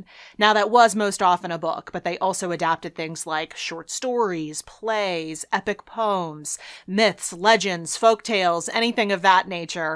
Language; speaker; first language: English; native; English